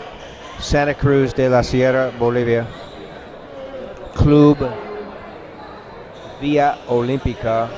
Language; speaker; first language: Spanish; non-native, learner; English